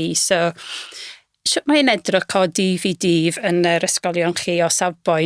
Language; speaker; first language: Welsh; non-native, local second language; English